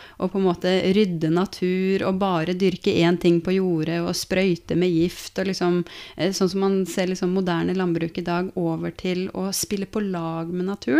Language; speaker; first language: Norwegian; native; Norwegian